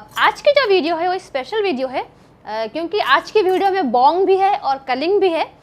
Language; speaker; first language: Hindi; non-native, local second language; Bangla